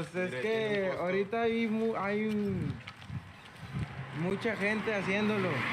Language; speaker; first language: Spanish; native; Spanish